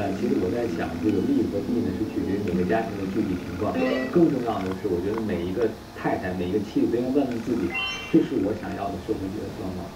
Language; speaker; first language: Chinese; native; Chinese